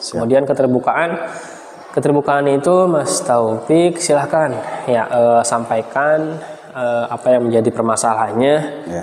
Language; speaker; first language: Indonesian; native; Indonesian